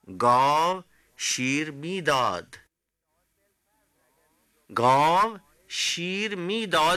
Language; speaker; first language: Persian; non-native, fluent; Hindi